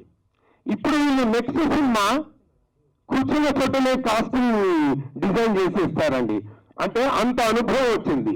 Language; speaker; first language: Telugu; native; Telugu